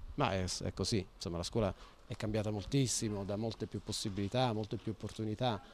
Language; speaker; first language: Italian; native; Italian